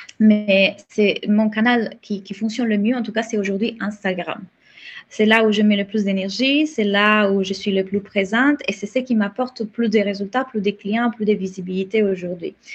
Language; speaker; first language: French; non-native, fluent; Italian